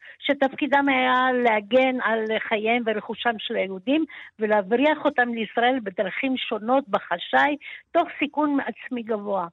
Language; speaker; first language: Hebrew; early bilingual, other home language; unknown